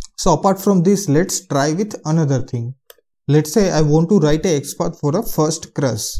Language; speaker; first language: English; non-native, local second language; Hindi